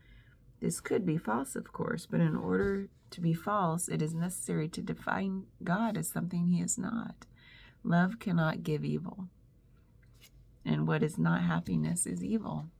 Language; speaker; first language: English; native; English